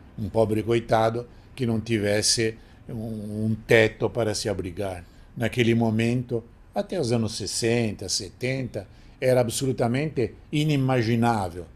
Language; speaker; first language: Portuguese; non-native, fluent; Italian